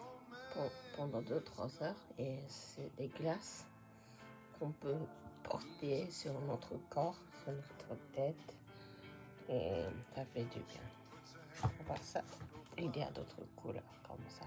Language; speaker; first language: French; non-native, fluent; Japanese